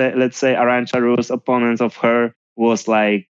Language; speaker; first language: English; non-native, fluent; Polish